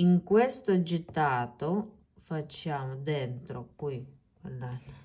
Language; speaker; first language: Italian; non-native, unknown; Ukrainian